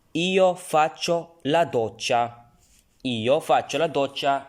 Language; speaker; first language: Italian; non-native, learner; Urdu